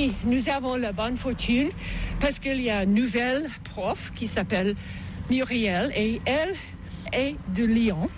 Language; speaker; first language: French; non-native, fluent; English